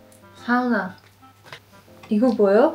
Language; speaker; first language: Korean; non-native, learner; German